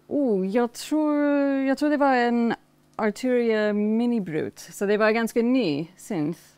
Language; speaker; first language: Swedish; non-native, fluent; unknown